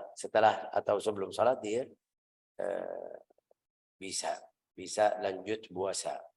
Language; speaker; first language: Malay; non-native, fluent; Arabic